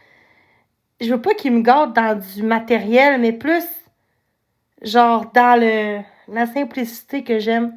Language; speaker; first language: French; native; French